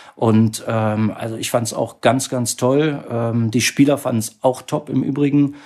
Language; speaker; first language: German; native; German